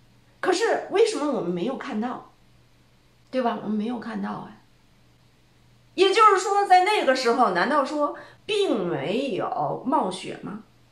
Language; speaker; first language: Chinese; native; Chinese